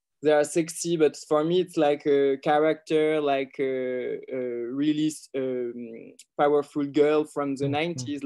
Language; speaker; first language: English; non-native, learner; French